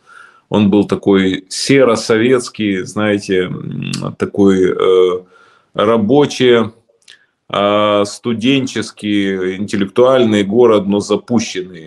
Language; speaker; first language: Russian; native; Russian